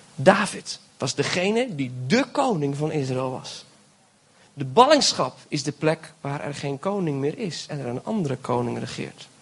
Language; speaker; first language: Dutch; native; Dutch